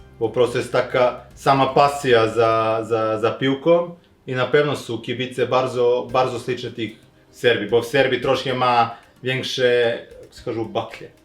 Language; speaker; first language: Polish; non-native, learner; Serbian